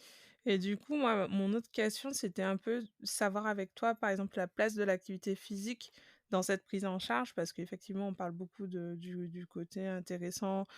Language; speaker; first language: French; native; French